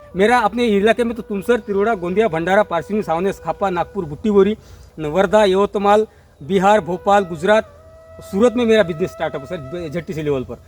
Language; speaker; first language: Hindi; non-native, local second language; Marathi